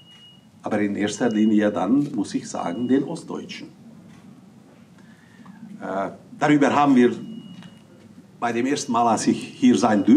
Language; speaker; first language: German; non-native, fluent; Hungarian